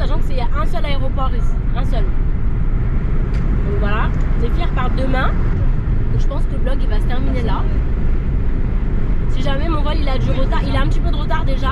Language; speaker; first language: French; native; French